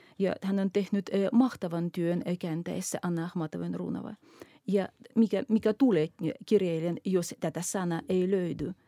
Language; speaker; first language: Finnish; non-native, fluent; Russian